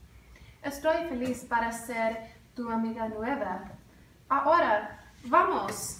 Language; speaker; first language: Spanish; non-native, learner; English